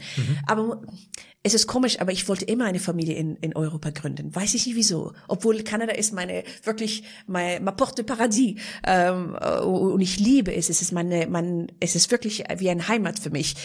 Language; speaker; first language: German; non-native, fluent; Persian